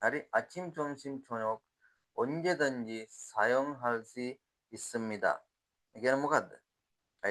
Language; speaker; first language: Korean; non-native, fluent; Sinhala